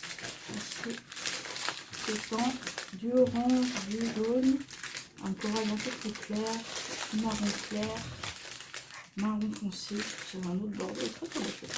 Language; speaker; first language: French; native; French